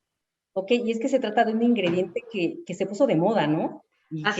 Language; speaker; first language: Spanish; native; Spanish